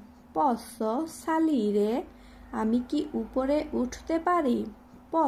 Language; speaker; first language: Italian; non-native, fluent; Bangla